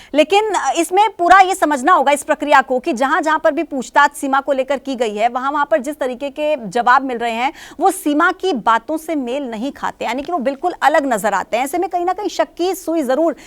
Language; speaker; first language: Hindi; native; Hindi